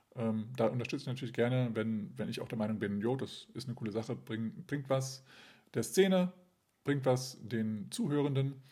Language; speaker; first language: German; native; German